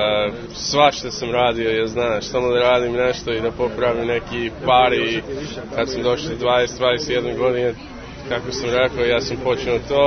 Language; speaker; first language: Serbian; early bilingual, heritage; English